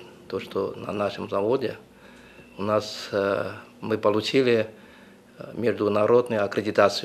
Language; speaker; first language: Russian; non-native, fluent; Chinese